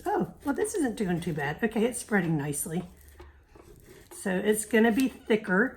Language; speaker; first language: English; native; English